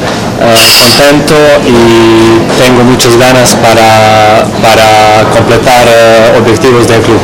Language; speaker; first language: Spanish; non-native, learner; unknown